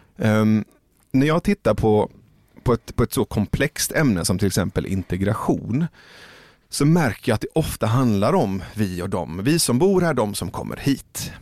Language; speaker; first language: Swedish; early bilingual, other home language; Persian